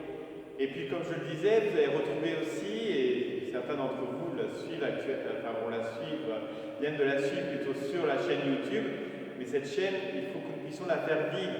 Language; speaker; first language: French; native; French